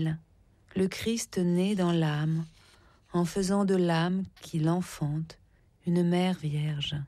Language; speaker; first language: French; native; French